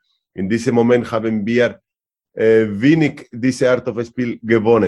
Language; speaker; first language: German; non-native, learner; Spanish